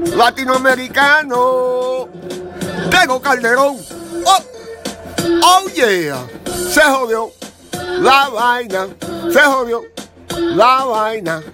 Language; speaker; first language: Spanish; early bilingual, heritage; Spanish